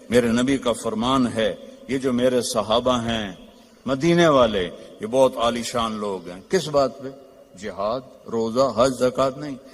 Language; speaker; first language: Urdu; non-native, local second language; Punjabi